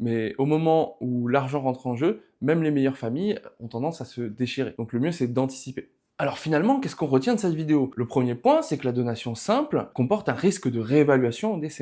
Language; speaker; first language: French; native; French